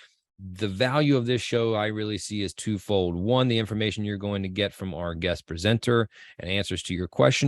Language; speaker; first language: English; native; English